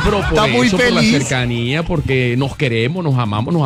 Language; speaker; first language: Spanish; native; Spanish